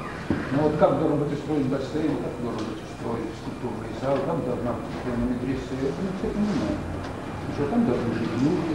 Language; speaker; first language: Russian; native; Russian